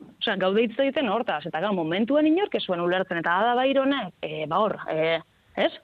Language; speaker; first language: Basque; non-native, local second language; Spanish